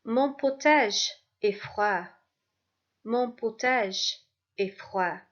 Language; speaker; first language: French; non-native, fluent; English